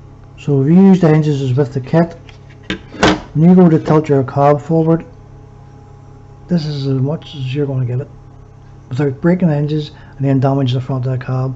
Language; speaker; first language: English; native; English